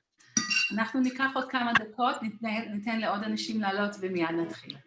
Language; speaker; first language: Hebrew; native; Hebrew